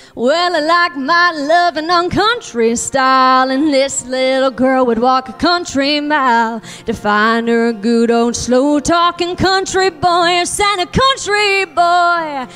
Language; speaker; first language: English; native; English